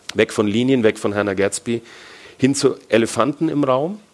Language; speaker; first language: German; native; German